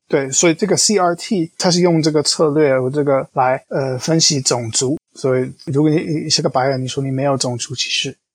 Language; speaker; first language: Chinese; non-native, fluent; English